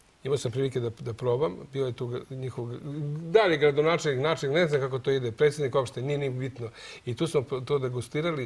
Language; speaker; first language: Croatian; native; Croatian